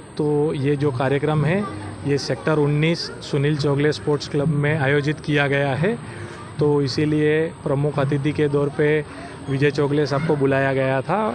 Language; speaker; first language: Hindi; non-native, local second language; Gujarati